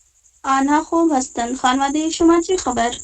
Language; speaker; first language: Persian; non-native, learner; Urdu